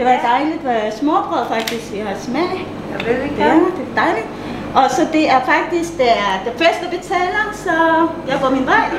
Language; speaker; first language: Danish; non-native, learner; Filipino